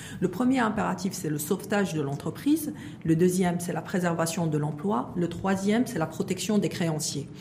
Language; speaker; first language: French; non-native, local second language; Arabic